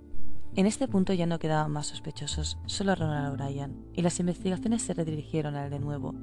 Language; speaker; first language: Spanish; native; Spanish